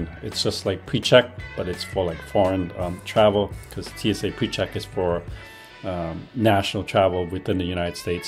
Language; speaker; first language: English; native; English